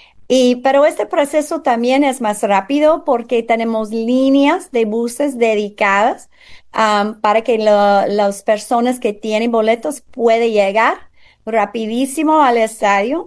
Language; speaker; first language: Spanish; non-native, fluent; English